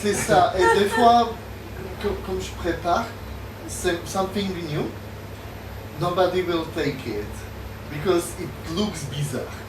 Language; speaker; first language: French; non-native, learner; Slovak